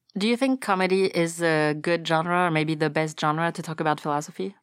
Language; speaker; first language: English; non-native, fluent; French